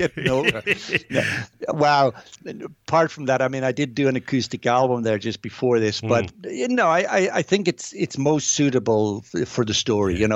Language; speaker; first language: English; native; English